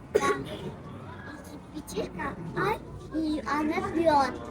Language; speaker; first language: Russian; non-native, local second language; Kazakh